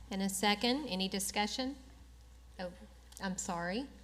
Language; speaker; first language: English; native; English